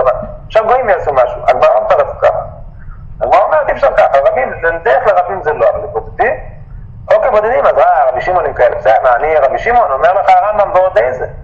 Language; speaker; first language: Hebrew; native; Hebrew